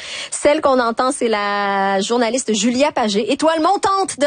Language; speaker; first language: French; native; French